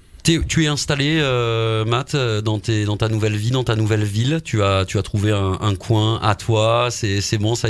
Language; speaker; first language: French; native; French